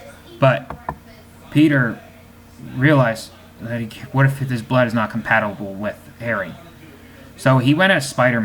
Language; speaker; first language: English; native; English